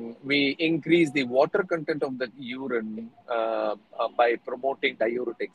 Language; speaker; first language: English; non-native, local second language; Tamil